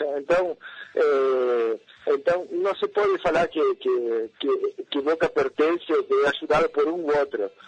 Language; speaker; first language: Portuguese; non-native, fluent; Spanish